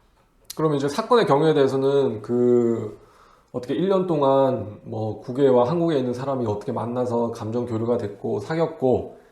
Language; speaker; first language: Korean; native; Korean